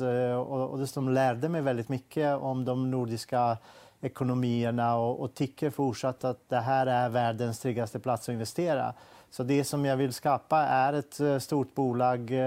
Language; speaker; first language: Swedish; non-native, fluent; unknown